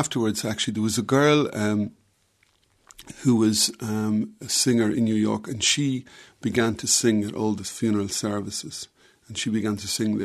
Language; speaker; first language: English; native; English